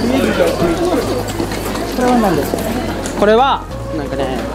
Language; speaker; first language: Japanese; non-native, fluent; Indonesian